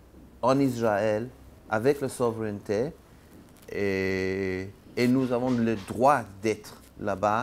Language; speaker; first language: French; non-native, learner; Hebrew